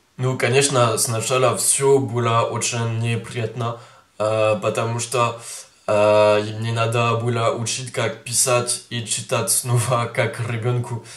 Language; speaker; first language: Russian; non-native, learner; French